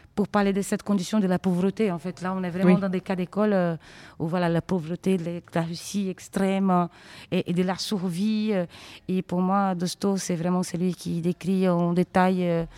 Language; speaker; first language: French; non-native, fluent; Portuguese